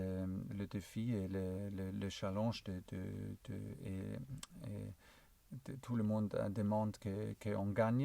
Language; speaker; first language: French; non-native, learner; German